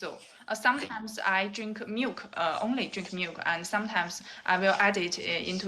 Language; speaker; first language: English; non-native, learner; Chinese